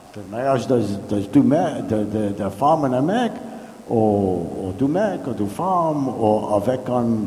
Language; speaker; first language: French; non-native, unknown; English